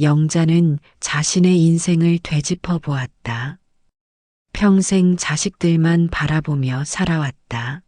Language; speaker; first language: Korean; native; Korean